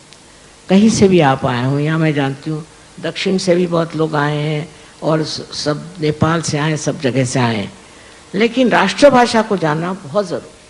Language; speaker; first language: Hindi; non-native, local second language; Marathi